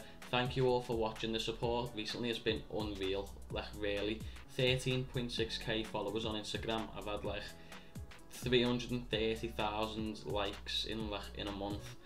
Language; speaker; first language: English; native; English